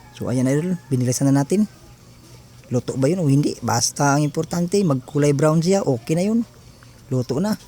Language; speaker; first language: Filipino; non-native, local second language; Cebuano